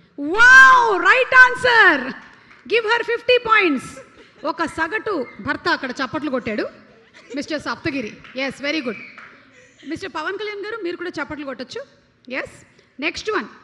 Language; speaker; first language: Telugu; native; Telugu